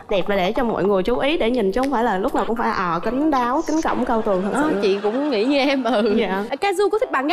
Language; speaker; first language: Vietnamese; native; Vietnamese